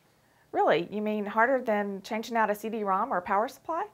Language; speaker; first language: English; native; English